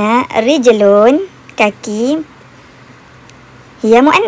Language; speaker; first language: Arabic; non-native, fluent; Malay